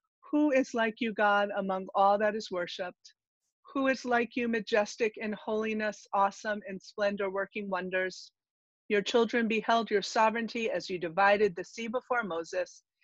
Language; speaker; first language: English; native; English